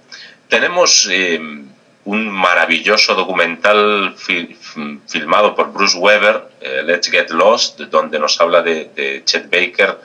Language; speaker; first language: Spanish; native; Spanish